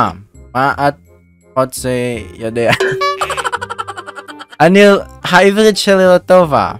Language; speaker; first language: Hebrew; non-native, learner; Indonesian